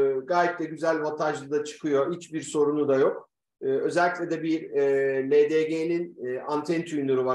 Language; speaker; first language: Turkish; native; Turkish